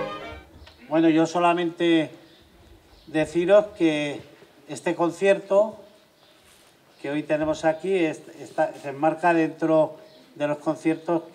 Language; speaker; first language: Spanish; native; Spanish